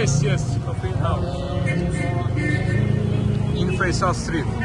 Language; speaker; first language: English; non-native, fluent; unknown